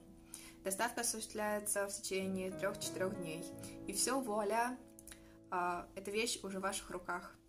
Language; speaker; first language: Russian; native; Russian